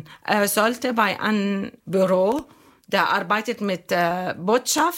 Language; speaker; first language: German; non-native, learner; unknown